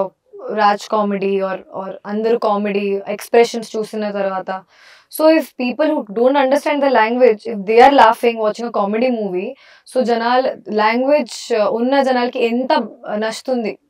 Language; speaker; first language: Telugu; non-native, local second language; Hindi